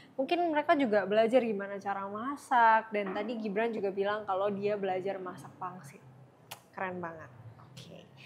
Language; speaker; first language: Indonesian; native; Indonesian